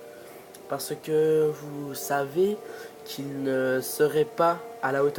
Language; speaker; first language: French; native; French